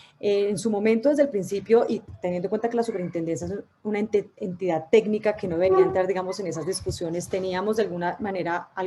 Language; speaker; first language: Spanish; native; Spanish